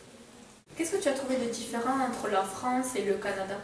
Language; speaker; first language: French; native; French